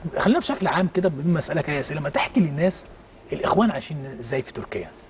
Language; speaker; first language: Arabic; native; Arabic